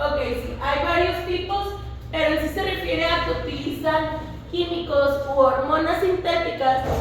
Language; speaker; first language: Spanish; native; Spanish